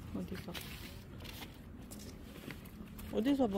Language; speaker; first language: Korean; non-native, fluent; Japanese